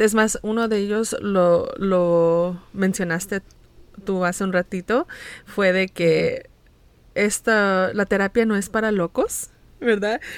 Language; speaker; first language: Spanish; early bilingual, heritage; Spanish